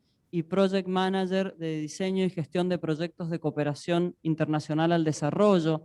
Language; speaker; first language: Spanish; native; Spanish